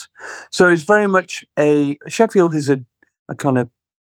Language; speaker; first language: English; native; English